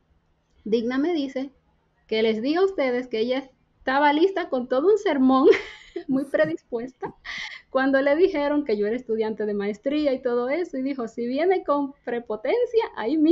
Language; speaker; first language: Spanish; native; Spanish